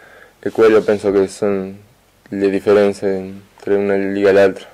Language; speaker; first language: Italian; non-native, fluent; Spanish